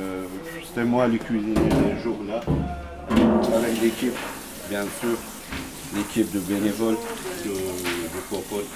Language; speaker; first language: French; non-native, learner; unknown